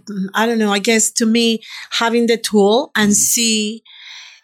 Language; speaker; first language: English; non-native, fluent; Spanish